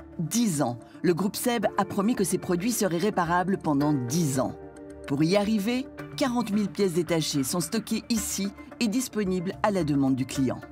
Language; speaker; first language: French; native; French